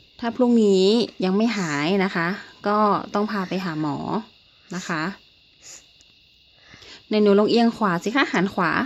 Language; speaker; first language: Thai; native; Thai